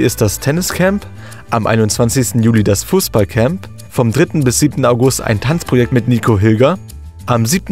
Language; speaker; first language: German; native; German